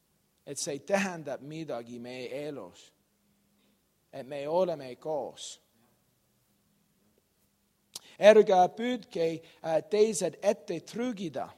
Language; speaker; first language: Estonian; non-native, learner; English